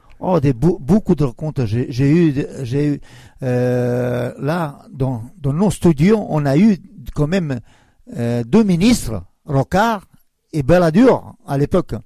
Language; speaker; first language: French; non-native, fluent; Serbian